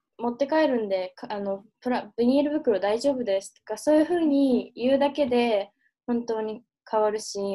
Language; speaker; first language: Japanese; early bilingual, heritage; Japanese